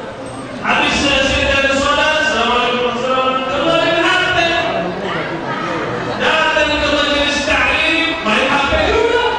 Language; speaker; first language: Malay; non-native, fluent; Arabic